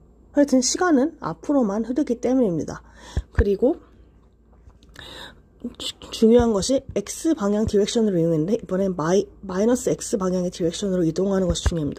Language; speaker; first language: Korean; native; Korean